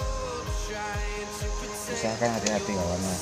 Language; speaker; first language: Indonesian; native; Indonesian